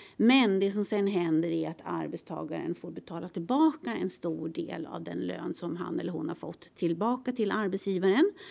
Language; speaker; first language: Swedish; native; Swedish